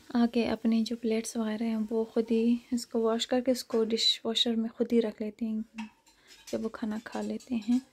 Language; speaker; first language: Urdu; non-native, fluent; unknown